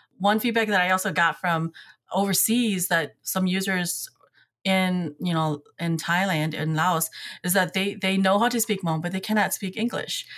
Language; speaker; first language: English; early bilingual, other home language; Hmong